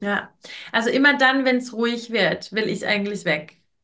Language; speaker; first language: German; native; German